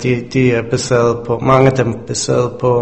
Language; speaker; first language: Danish; non-native, fluent; English